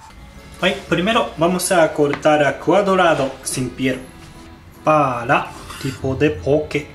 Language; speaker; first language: Spanish; non-native, fluent; Japanese